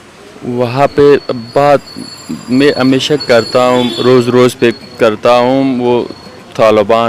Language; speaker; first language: Hindi; non-native, learner; Persian